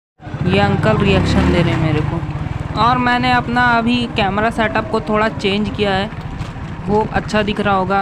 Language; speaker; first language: Hindi; native; Hindi